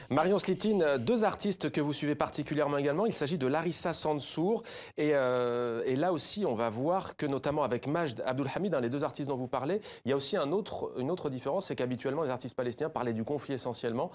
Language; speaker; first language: French; native; French